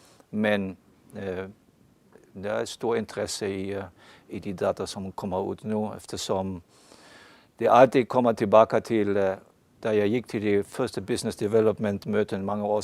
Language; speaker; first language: Swedish; non-native, fluent; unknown